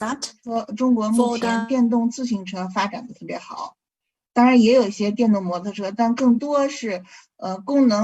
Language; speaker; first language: Chinese; native; Chinese